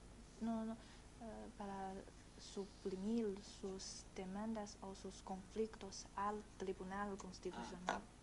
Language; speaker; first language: Spanish; non-native, fluent; Chinese